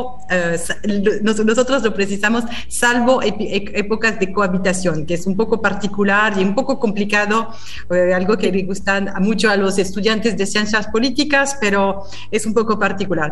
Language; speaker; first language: Spanish; non-native, fluent; French